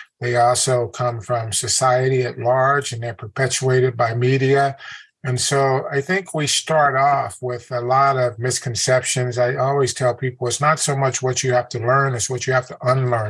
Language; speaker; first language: English; native; English